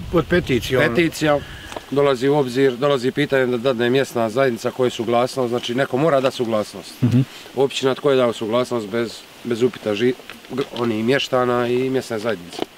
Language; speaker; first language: Bosnian; native; Bosnian